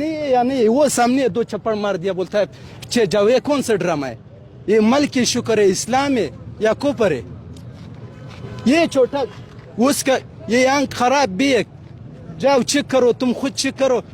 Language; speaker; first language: Hindi; non-native, local second language; Pashto